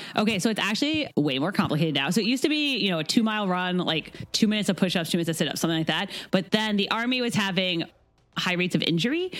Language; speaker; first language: English; native; English